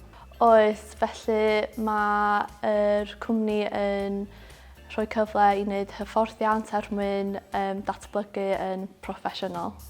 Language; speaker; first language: Welsh; non-native, local second language; English